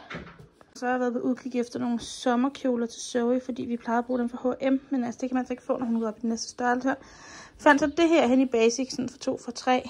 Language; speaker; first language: Danish; native; Danish